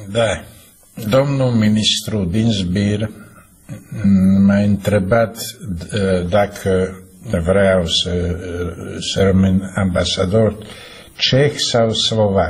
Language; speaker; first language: Romanian; non-native, fluent; Czech